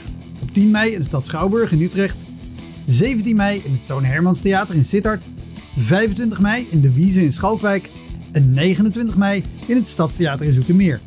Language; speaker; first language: Dutch; native; Dutch